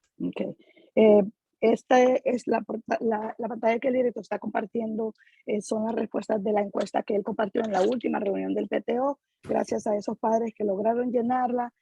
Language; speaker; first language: Spanish; native; Spanish